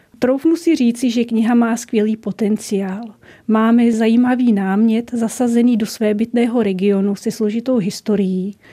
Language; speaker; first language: Czech; native; Czech